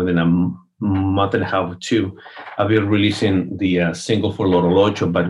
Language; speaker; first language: English; non-native, fluent; Spanish